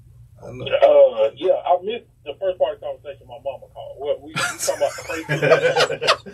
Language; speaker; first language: English; native; English